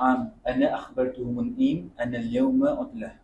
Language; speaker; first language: Arabic; non-native, learner; Malay